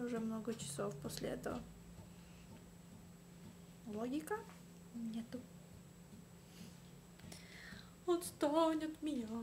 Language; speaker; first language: Russian; early bilingual, heritage; Russian